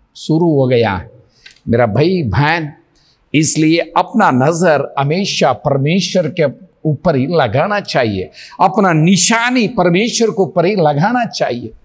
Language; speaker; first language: Hindi; non-native, local second language; Telugu